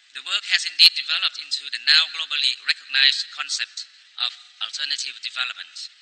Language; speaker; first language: English; non-native, fluent; Thai